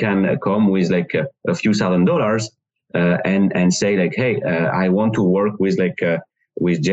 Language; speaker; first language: English; non-native, fluent; French